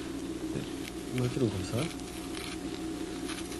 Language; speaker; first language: French; non-native, learner; Japanese